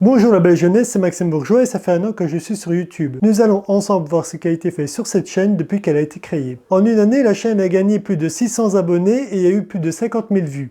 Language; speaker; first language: French; native; French